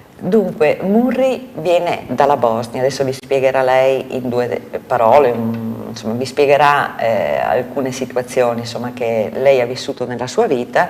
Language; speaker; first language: Italian; native; Italian